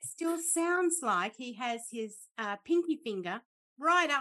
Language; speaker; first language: English; native; English